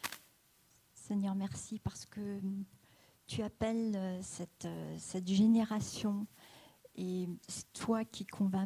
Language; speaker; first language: French; native; French